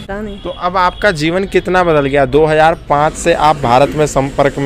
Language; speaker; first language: Hindi; native; Hindi